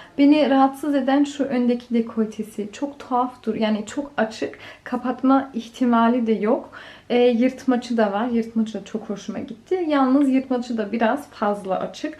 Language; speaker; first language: Turkish; early bilingual, heritage; Turkish